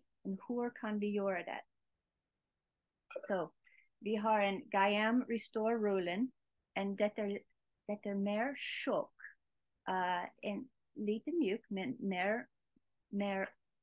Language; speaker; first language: Swedish; non-native, learner; English